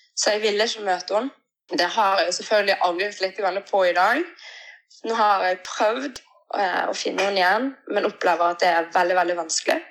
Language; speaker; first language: Norwegian; early bilingual, other home language; Portuguese